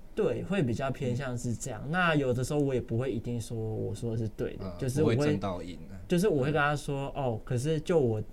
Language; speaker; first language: Chinese; non-native, local second language; Min Nan Chinese